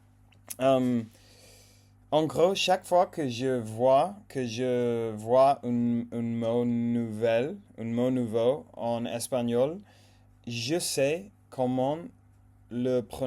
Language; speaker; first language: French; non-native, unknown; English